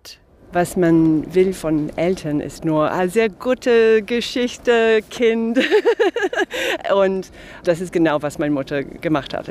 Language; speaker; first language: German; non-native, fluent; English